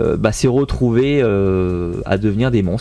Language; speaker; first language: French; native; French